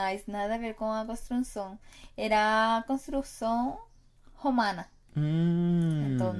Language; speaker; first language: Portuguese; non-native, fluent; Spanish